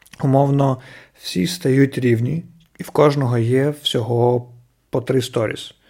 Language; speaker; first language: Ukrainian; non-native, local second language; Russian